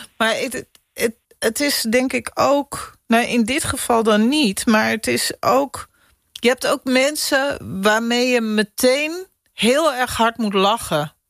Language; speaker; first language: Dutch; native; Dutch